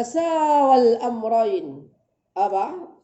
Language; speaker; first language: Arabic; non-native, fluent; Indonesian